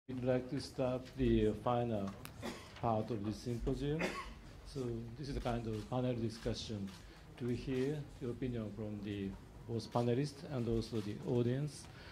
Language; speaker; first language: English; non-native, fluent; Japanese